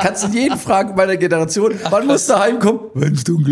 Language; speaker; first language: German; native; German